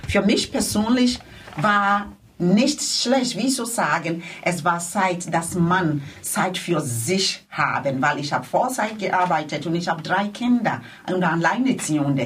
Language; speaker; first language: German; non-native, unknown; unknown